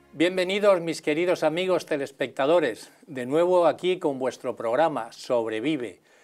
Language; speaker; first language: Spanish; native; Spanish